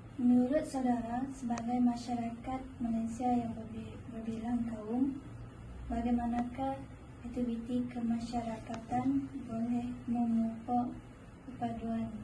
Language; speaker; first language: Malay; non-native, local second language; Iban